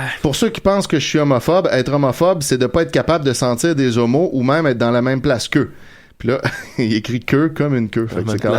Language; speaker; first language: French; native; French